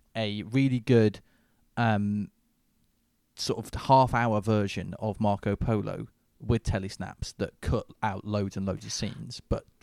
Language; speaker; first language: English; native; English